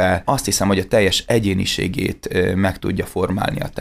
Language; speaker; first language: Hungarian; native; Hungarian